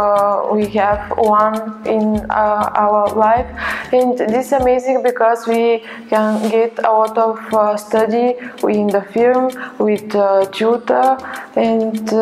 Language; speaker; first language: English; non-native, learner; Bulgarian